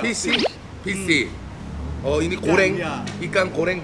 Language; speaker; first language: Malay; non-native, learner; Korean